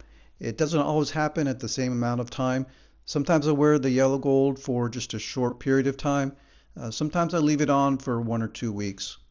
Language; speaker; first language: English; native; English